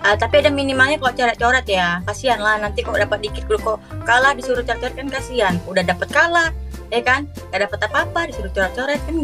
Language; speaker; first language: Indonesian; native; Indonesian